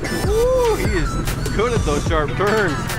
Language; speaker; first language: English; native; English